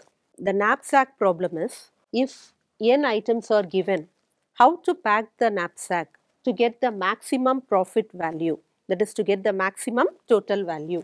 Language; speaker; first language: English; non-native, local second language; Tamil